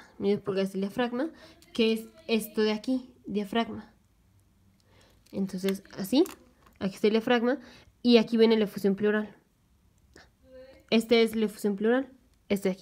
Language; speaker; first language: Spanish; native; Spanish